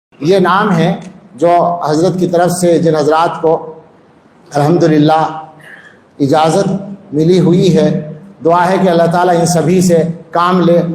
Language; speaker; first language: Urdu; non-native, local second language; Punjabi